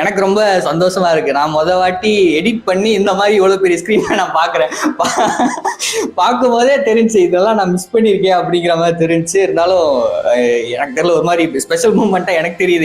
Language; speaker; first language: Tamil; native; Tamil